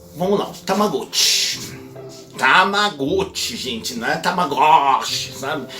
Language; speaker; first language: Portuguese; native; Portuguese